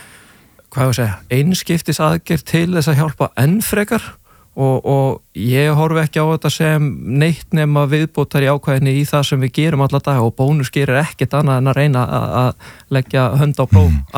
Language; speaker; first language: Icelandic; native; Icelandic